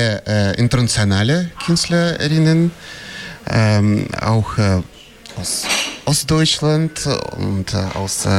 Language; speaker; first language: German; non-native, fluent; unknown